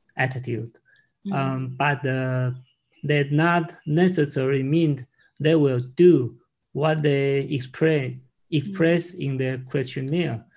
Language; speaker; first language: English; non-native, learner; Chinese